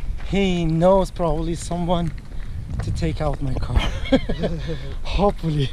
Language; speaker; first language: English; non-native, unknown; Persian